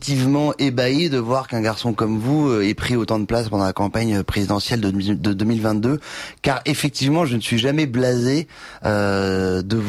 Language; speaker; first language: French; native; French